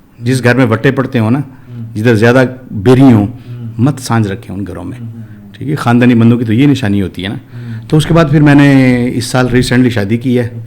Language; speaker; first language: Urdu; non-native, local second language; Punjabi